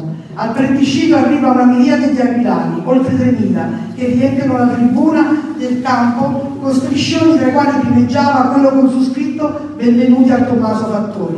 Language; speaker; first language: Italian; native; Italian